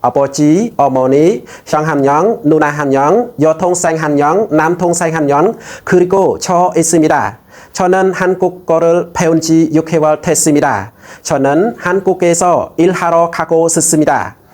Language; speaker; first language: Korean; non-native, learner; Khmer